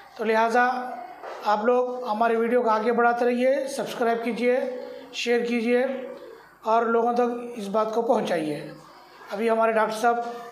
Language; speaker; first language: Hindi; native; Hindi